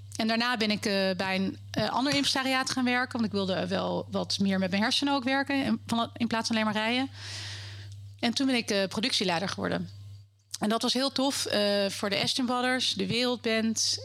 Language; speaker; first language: Dutch; native; Dutch